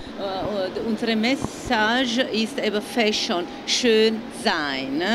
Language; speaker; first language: German; non-native, fluent; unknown